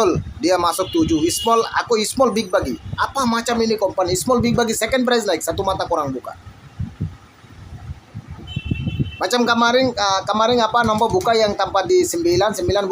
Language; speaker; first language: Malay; non-native, fluent; Bangla